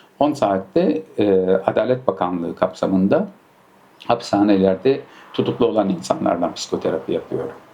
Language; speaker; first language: Turkish; early bilingual, heritage; Turkish